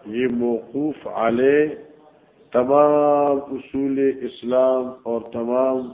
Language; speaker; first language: Urdu; non-native, local second language; Northern Hindko